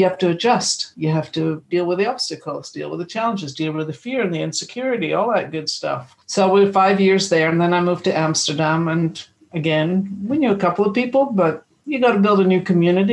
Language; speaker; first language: English; native; English